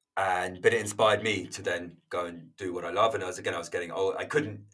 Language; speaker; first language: English; native; English